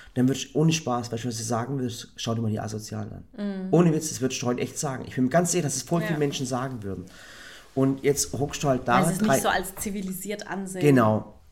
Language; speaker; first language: German; native; German